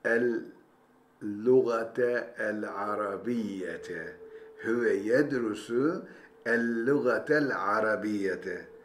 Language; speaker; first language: Arabic; non-native, fluent; Turkish